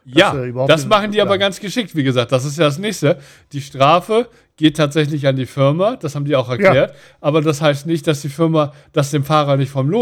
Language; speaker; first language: German; native; German